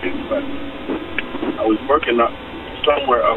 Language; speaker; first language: English; native; English